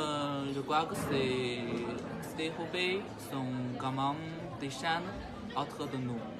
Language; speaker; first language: French; non-native, learner; Chinese